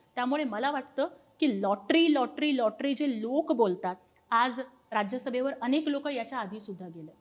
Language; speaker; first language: Marathi; non-native, local second language; Telugu